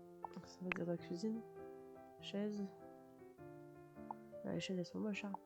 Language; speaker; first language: French; native; French